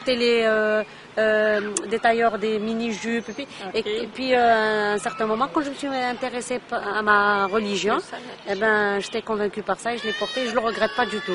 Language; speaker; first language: French; non-native, local second language; Arabic